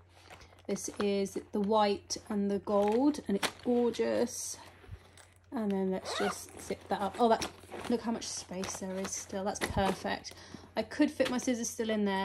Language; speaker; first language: English; native; English